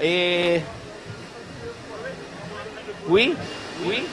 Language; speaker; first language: French; non-native, learner; Arabic